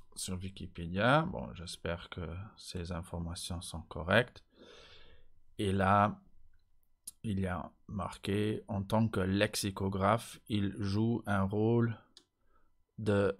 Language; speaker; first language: French; non-native, fluent; Luxembourgish